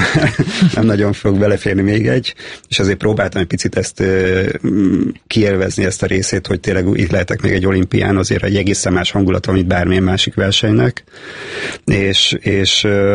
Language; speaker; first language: Hungarian; native; Hungarian